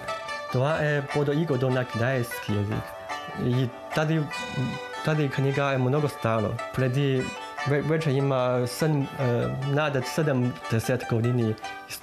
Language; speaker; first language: Bulgarian; non-native, learner; Chinese